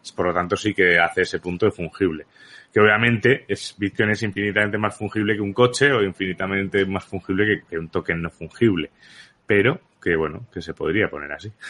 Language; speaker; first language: Spanish; native; Spanish